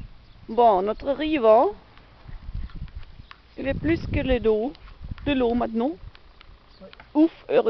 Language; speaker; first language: French; non-native, learner; German